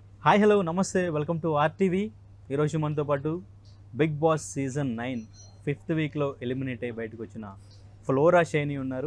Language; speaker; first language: Telugu; native; Telugu